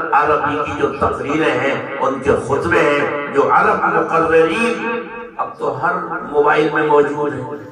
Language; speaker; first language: Urdu; native; Urdu